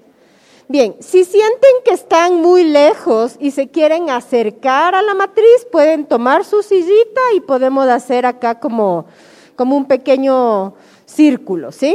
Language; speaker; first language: Spanish; native; Spanish